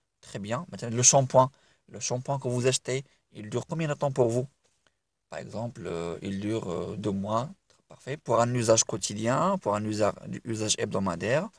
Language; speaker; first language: French; non-native, local second language; Arabic